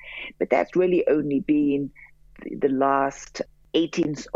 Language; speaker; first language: English; native; English